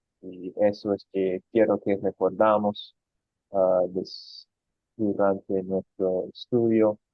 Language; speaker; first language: Spanish; non-native, fluent; English